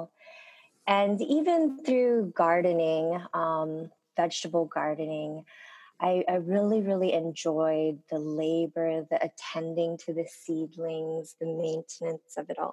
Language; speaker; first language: English; early bilingual, other home language; Korean